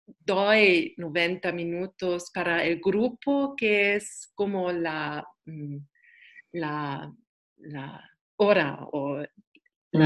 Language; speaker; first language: Spanish; non-native, learner; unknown